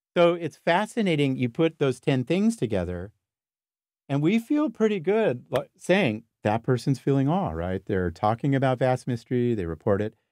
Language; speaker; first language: English; native; English